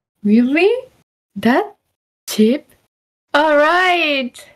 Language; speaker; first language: English; non-native, learner; Japanese